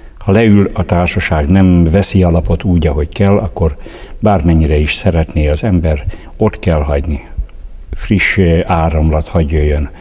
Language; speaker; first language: Hungarian; native; Hungarian